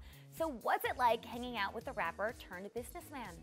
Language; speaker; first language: English; native; English